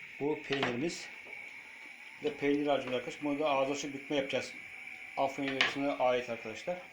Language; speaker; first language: Turkish; native; Turkish